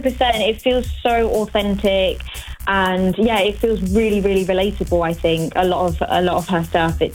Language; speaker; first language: English; native; English